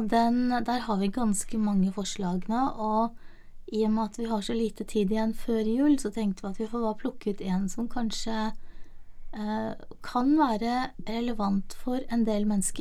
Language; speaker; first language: Norwegian; native; Norwegian